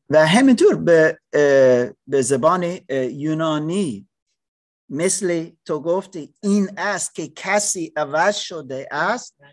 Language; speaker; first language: Persian; non-native, learner; English